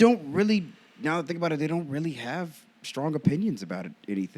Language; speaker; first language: English; native; English